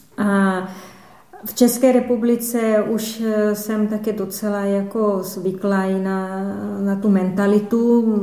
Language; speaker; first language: Czech; non-native, fluent; Portuguese